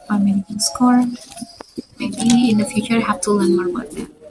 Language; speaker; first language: English; non-native, fluent; Indonesian